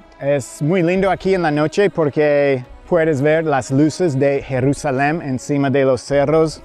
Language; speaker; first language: Spanish; non-native, fluent; English